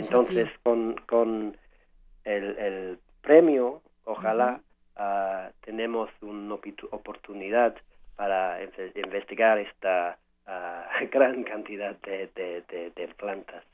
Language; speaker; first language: Spanish; non-native, learner; English